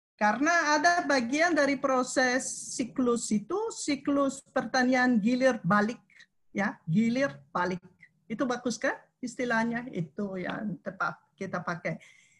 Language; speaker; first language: Indonesian; non-native, fluent; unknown